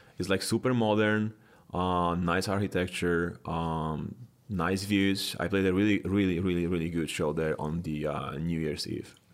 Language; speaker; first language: English; non-native, fluent; Polish